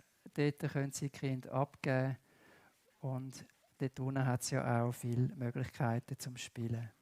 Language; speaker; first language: German; native; German